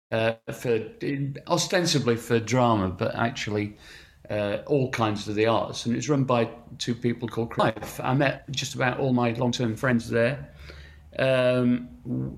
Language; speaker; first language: English; native; English